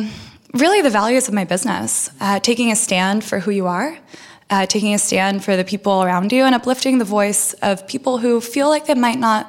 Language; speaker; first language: English; early bilingual, other home language; Russian